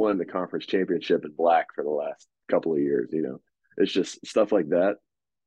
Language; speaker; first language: English; native; English